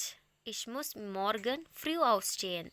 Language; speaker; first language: German; non-native, fluent; Malayalam